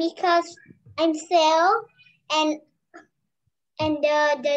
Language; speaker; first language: English; non-native, learner; Vietnamese